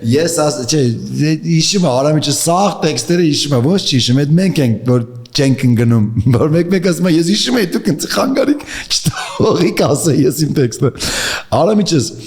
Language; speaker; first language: Armenian; native; Armenian